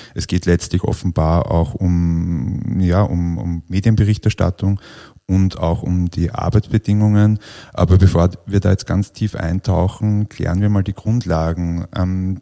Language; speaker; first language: German; native; German